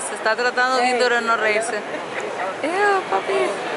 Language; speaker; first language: Spanish; early bilingual, heritage; Spanish